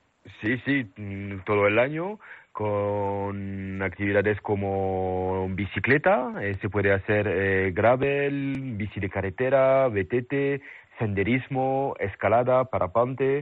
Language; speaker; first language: Spanish; non-native, fluent; French